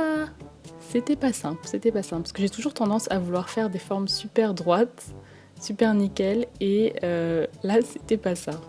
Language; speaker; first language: French; native; French